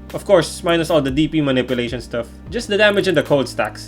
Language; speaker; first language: English; native; English